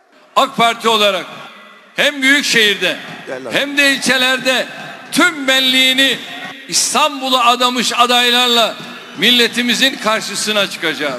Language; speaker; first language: Turkish; native; Turkish